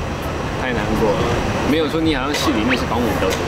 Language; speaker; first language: Chinese; native; Chinese